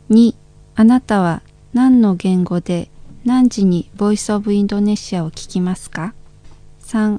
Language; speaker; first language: Japanese; non-native, fluent; Indonesian